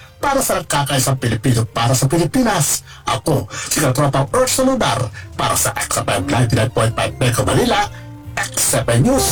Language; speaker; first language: Filipino; native; Filipino